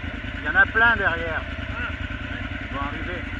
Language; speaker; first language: French; native; French